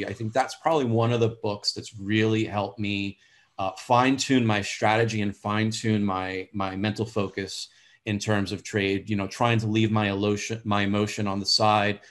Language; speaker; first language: English; native; English